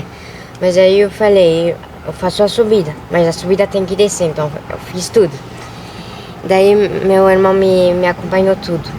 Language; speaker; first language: Portuguese; early bilingual, other home language; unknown